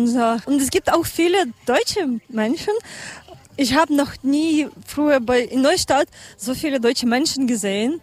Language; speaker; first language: German; non-native, learner; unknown